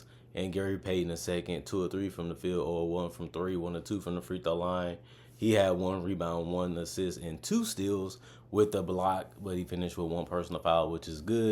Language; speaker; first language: English; native; English